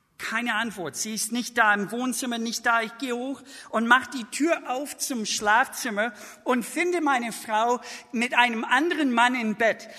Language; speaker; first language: German; non-native, fluent; English